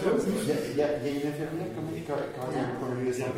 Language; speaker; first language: French; native; French